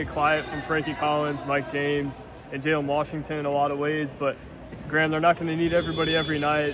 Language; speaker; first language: English; native; English